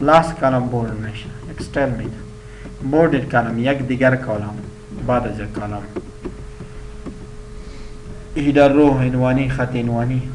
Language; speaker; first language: Persian; non-native, local second language; Pashto